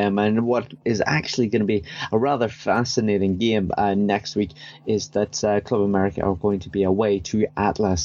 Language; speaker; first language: English; native; English